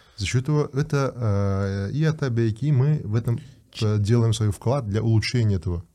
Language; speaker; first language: Russian; non-native, local second language; Uzbek